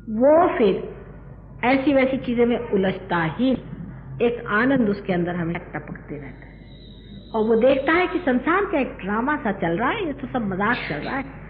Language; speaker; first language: Hindi; non-native, local second language; Marathi